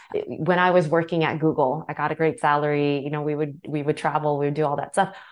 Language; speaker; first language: English; native; English